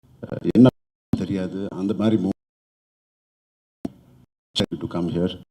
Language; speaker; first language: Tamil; non-native, learner; Telugu